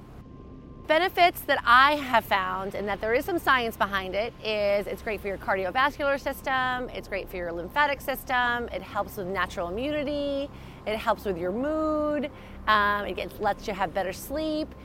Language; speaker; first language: English; native; English